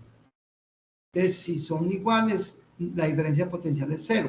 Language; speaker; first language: Spanish; native; Spanish